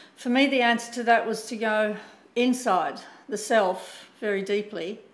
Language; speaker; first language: English; native; English